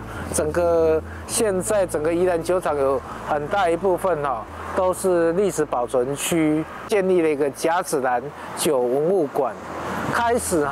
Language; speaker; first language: Chinese; native; Chinese